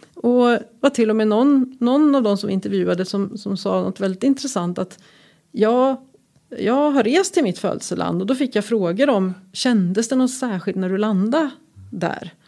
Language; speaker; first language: Swedish; native; Swedish